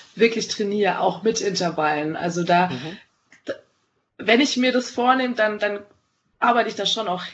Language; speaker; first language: German; native; German